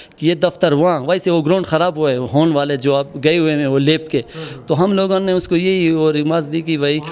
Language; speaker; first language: Urdu; non-native, local second language; Khowar